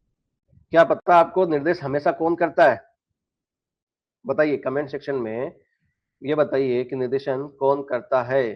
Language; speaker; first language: Hindi; native; Hindi